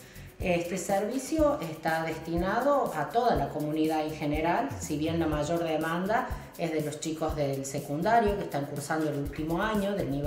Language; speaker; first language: Spanish; native; Spanish